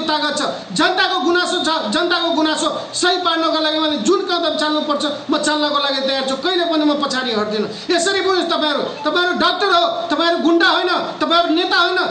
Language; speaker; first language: Nepali; non-native, local second language; Maithili